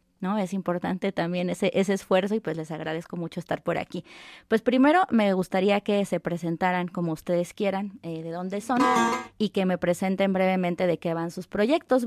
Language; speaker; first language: Spanish; native; Spanish